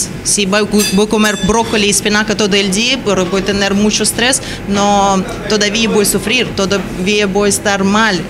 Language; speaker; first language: Spanish; non-native, learner; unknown